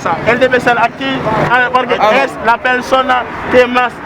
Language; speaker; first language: Spanish; non-native, learner; Haitian Creole